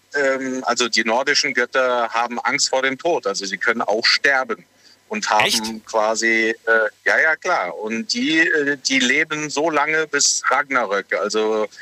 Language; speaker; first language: German; native; German